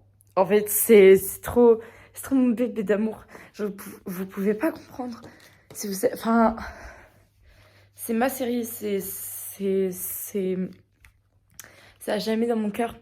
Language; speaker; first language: French; native; French